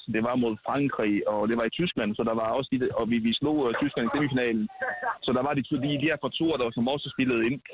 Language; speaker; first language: Danish; non-native, fluent; Italian